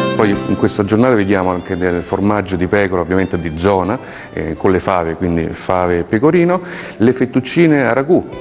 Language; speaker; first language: Italian; native; Italian